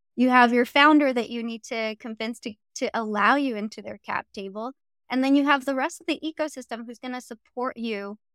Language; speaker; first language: English; native; English